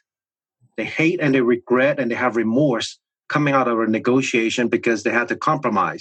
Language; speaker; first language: English; non-native, local second language; Cantonese